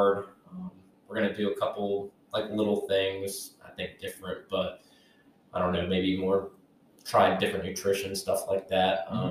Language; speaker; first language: English; native; English